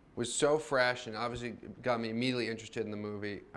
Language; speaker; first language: English; native; English